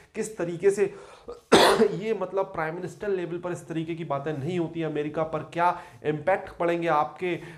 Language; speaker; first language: Hindi; native; Hindi